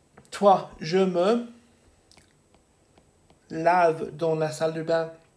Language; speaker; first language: French; non-native, fluent; English